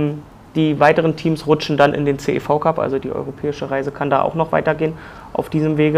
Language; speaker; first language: German; native; German